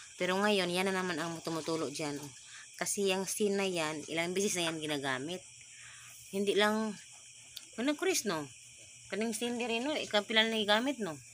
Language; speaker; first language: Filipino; non-native, local second language; Cebuano